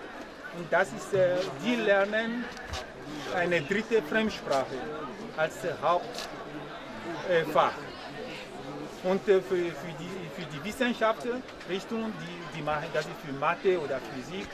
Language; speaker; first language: German; non-native, learner; French